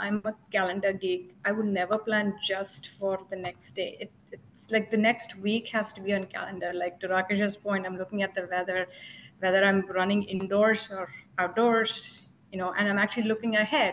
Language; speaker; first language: English; non-native, local second language; Telugu